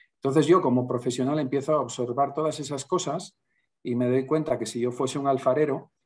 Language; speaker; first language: Spanish; native; Spanish